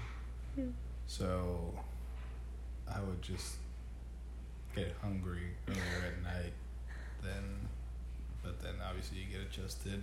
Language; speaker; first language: English; non-native, fluent; Spanish